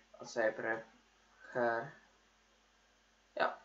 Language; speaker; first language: Norwegian; non-native, learner; Polish